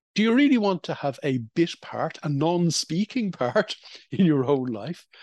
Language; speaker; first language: English; native; English